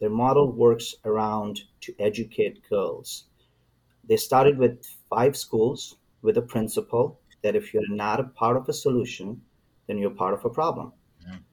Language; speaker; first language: English; non-native, local second language; Urdu